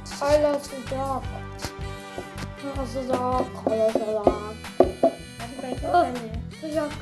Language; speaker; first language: Turkish; early bilingual, heritage; Turkish